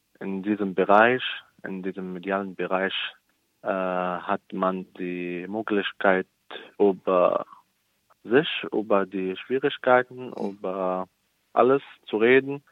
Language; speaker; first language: German; non-native, fluent; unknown